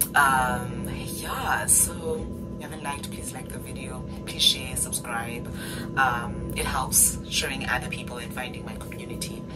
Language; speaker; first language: English; non-native, local second language; Xhosa